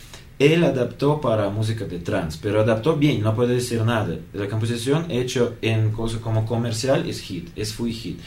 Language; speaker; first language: Spanish; non-native, learner; Russian